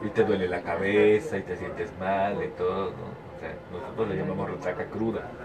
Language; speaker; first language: Spanish; native; Spanish